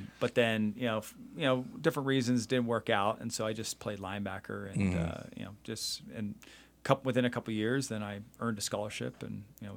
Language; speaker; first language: English; native; English